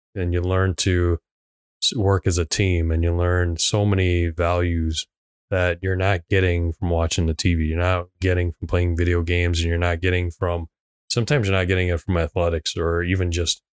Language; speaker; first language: English; non-native, local second language; Cantonese